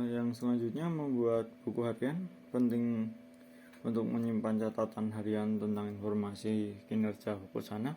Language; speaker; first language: Indonesian; native; Indonesian